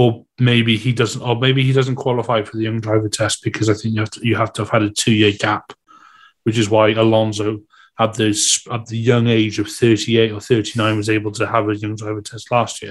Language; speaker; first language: English; native; English